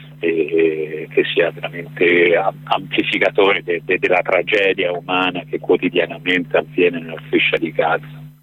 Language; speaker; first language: Italian; native; Italian